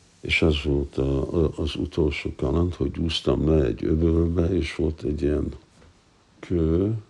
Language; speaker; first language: Hungarian; non-native, fluent; English